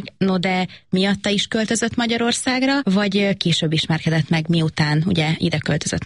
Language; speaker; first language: Hungarian; native; Hungarian